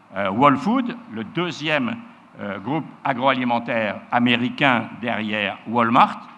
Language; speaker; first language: French; native; French